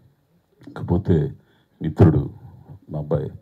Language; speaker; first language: Telugu; native; Telugu